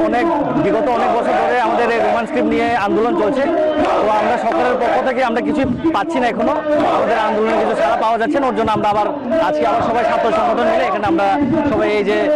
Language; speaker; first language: Bangla; non-native, local second language; Kok Borok